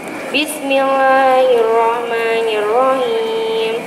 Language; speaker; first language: Arabic; non-native, learner; Indonesian